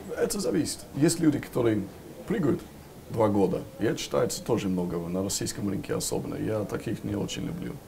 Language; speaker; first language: Russian; non-native, fluent; English